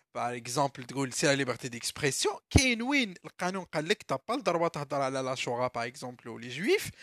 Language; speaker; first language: French; non-native, local second language; Arabic